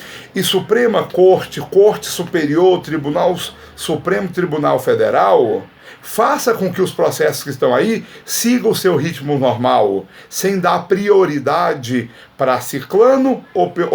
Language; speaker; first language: Portuguese; native; Portuguese